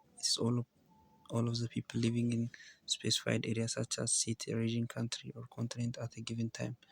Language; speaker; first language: English; non-native, local second language; Amharic